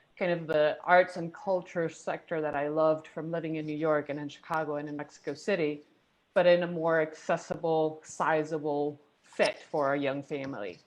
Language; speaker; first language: English; non-native, fluent; Spanish